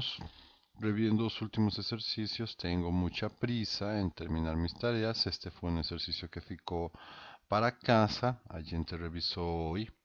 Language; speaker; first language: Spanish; non-native, fluent; Portuguese